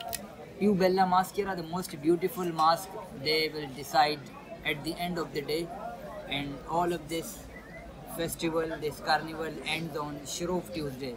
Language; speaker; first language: English; non-native, fluent; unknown